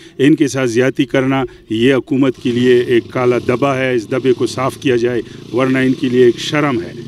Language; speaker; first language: Urdu; non-native, local second language; Pashto